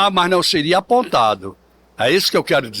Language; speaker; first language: Portuguese; native; Portuguese